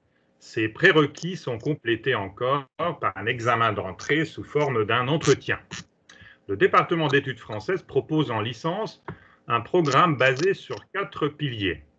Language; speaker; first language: French; non-native, fluent; Hungarian